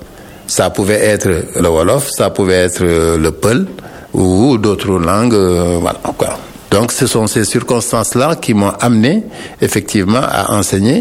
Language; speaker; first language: French; non-native, local second language; Wolof